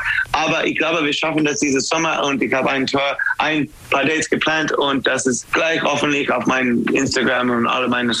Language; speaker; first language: German; non-native, fluent; English